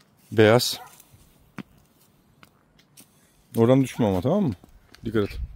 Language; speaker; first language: Turkish; native; Turkish